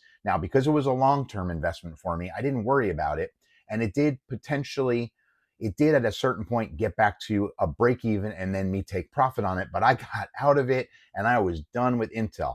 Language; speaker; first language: English; native; English